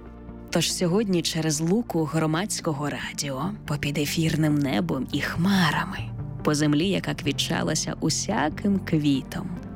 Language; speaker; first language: Ukrainian; native; Ukrainian